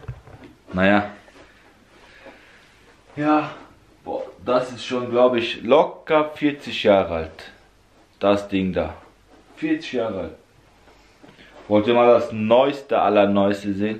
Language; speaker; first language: German; early bilingual, other home language; Turkish